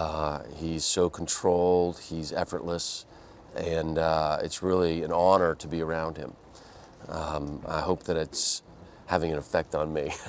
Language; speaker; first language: English; native; English